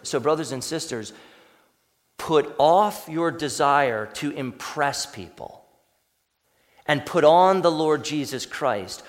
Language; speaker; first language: English; native; English